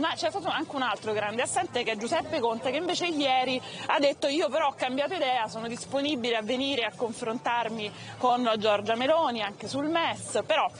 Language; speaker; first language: Italian; native; Italian